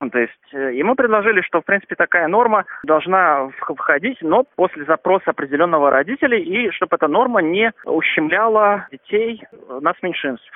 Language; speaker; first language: Russian; native; Russian